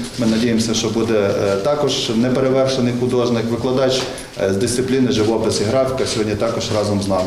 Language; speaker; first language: Ukrainian; native; Ukrainian